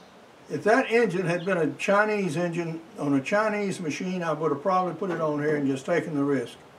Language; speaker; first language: English; native; English